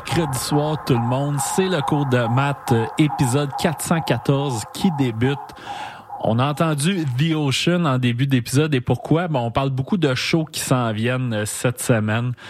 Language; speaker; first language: French; native; French